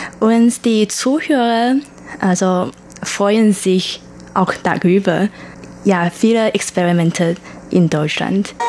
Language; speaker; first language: German; non-native, learner; Chinese